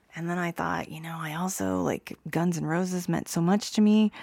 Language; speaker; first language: English; native; English